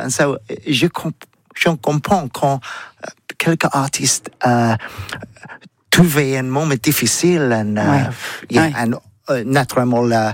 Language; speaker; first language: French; non-native, learner; English